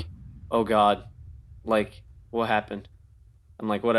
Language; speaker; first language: English; native; English